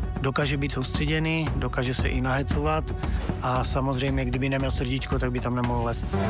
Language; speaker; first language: Czech; native; Czech